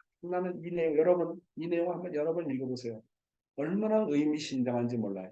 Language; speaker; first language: Korean; native; Korean